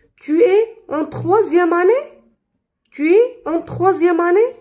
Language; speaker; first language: French; non-native, local second language; Arabic